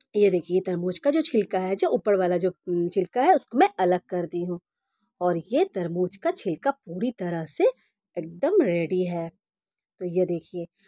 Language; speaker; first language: Hindi; non-native, local second language; Bangla